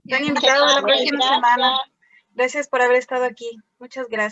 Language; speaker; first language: Spanish; native; Spanish